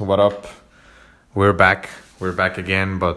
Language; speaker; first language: English; non-native, fluent; Spanish